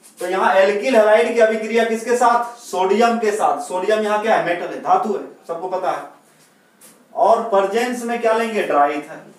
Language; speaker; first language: Hindi; native; Hindi